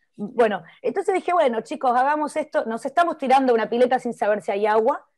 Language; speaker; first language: Spanish; native; Spanish